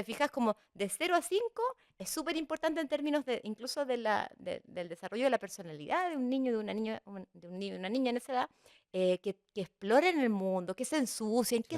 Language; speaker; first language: Spanish; native; Spanish